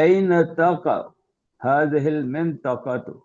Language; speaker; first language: Arabic; non-native, fluent; Urdu